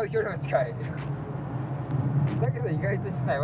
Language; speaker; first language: Japanese; native; Japanese